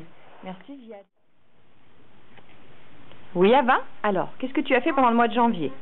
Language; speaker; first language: French; native; French